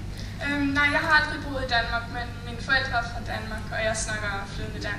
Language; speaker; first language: Danish; early bilingual, heritage; Danish